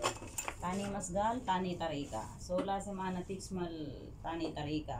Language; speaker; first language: Arabic; non-native, learner; Filipino